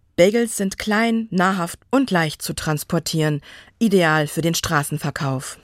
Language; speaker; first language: German; native; German